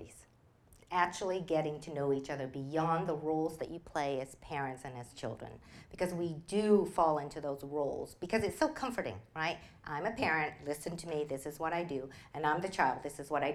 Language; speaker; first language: English; early bilingual, other home language; Vietnamese